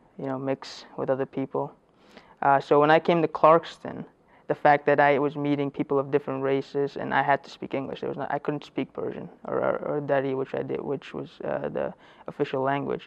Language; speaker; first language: English; early bilingual, other home language; Persian